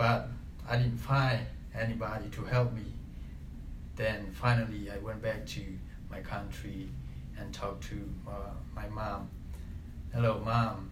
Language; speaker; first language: English; non-native, learner; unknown